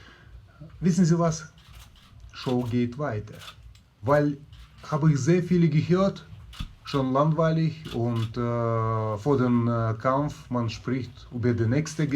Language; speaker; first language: German; non-native, learner; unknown